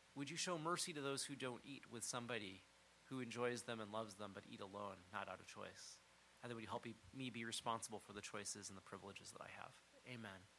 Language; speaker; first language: English; native; English